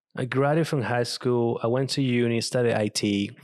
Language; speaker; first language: English; non-native, fluent; Spanish